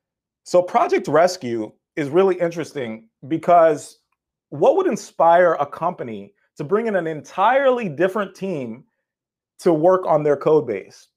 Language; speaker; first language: English; native; English